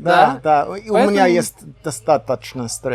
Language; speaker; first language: Russian; non-native, learner; English